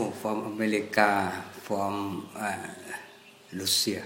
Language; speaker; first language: English; non-native, learner; Thai